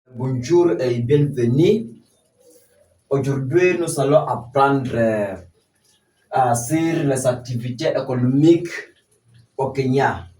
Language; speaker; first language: French; non-native, fluent; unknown